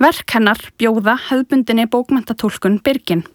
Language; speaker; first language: Icelandic; native; Icelandic